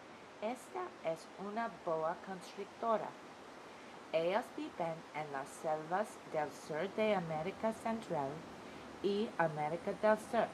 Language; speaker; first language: Spanish; non-native, learner; English